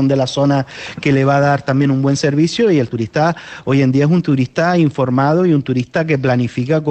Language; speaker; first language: Spanish; native; Spanish